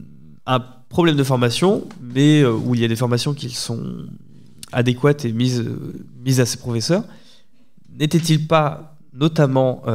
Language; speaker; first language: French; native; French